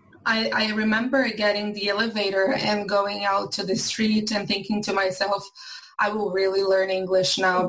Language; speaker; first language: English; non-native, fluent; Portuguese